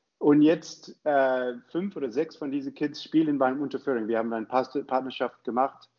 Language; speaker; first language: German; non-native, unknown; English